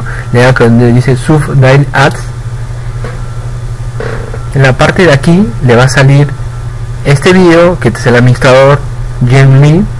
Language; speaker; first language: Spanish; native; Spanish